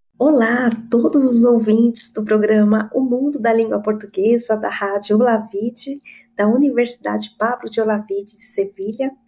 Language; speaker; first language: Portuguese; native; Portuguese